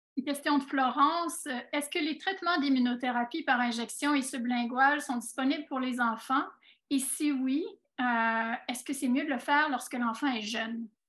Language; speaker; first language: French; native; French